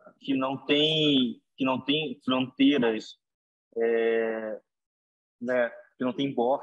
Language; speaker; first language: Spanish; non-native, learner; Portuguese